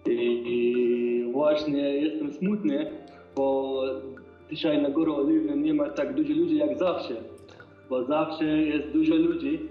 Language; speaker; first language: Polish; non-native, fluent; Arabic